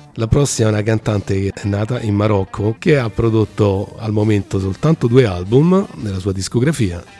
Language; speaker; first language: Italian; native; Italian